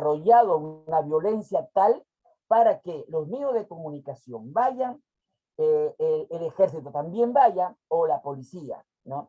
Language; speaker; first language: Spanish; native; Spanish